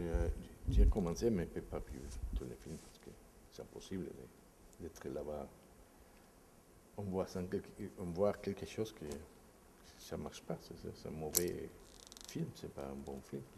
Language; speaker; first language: French; non-native, fluent; Spanish